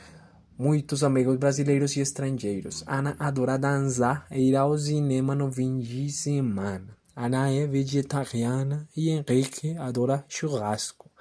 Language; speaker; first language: Portuguese; non-native, fluent; Spanish